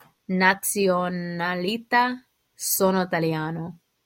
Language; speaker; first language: Italian; non-native, learner; English